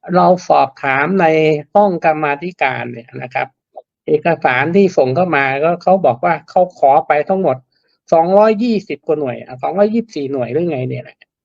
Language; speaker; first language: Thai; native; Thai